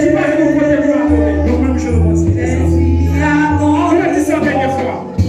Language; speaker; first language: French; non-native, learner; Haitian Creole